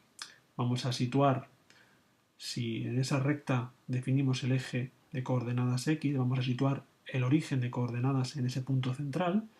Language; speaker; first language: Spanish; native; Spanish